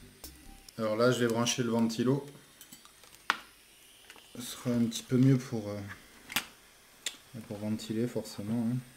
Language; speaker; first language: French; native; French